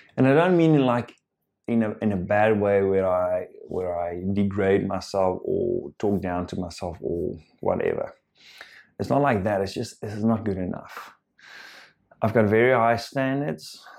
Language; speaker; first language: English; non-native, local second language; Afrikaans